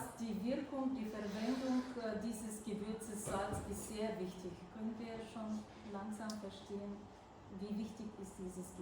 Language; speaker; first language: German; non-native, fluent; Bulgarian